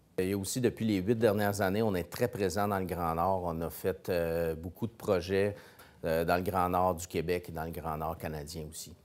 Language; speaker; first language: French; native; French